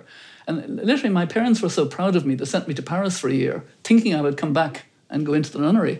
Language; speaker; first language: English; native; English